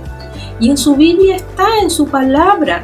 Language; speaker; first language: Spanish; native; Spanish